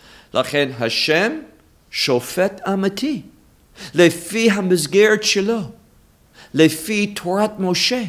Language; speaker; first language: Hebrew; non-native, fluent; English